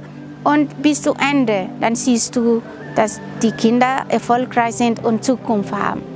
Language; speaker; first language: German; non-native, fluent; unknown